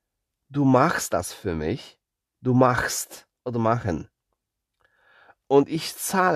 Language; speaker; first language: German; non-native, fluent; Polish